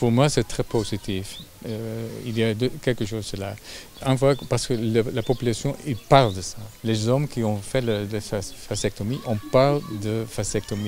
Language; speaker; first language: French; non-native, fluent; Dutch